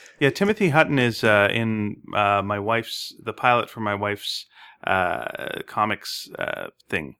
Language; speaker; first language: English; native; English